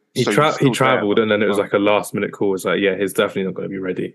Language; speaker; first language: English; early bilingual, other home language; Hindi